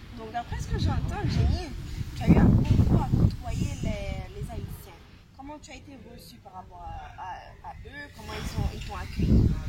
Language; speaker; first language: French; non-native, local second language; Haitian Creole